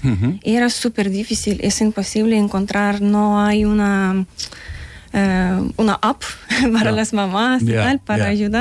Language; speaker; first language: Spanish; non-native, learner; Ukrainian